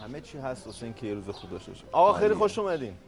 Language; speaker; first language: Persian; native; Persian